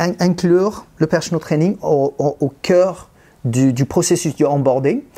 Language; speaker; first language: French; non-native, fluent; English